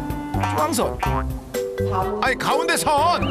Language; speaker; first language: Korean; native; Korean